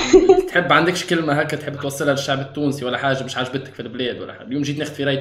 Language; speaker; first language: Arabic; native; Arabic